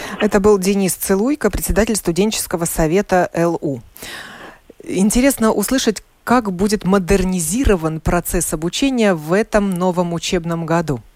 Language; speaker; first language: Russian; native; Russian